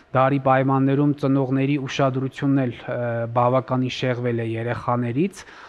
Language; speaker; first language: Armenian; native; Armenian